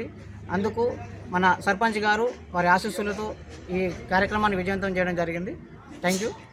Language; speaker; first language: Telugu; native; Telugu